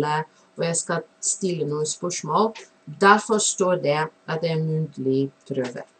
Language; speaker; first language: Norwegian; non-native, fluent; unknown